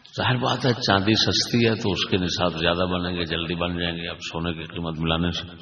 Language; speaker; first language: Urdu; non-native, local second language; Punjabi